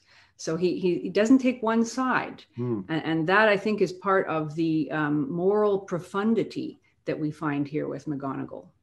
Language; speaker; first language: English; native; English